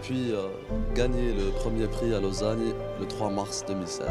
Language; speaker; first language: French; non-native, local second language; Arabic